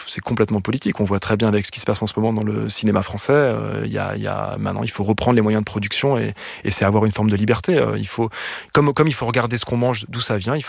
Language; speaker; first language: French; native; French